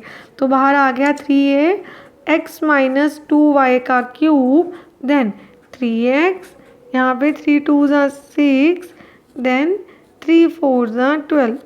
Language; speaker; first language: Hindi; native; Hindi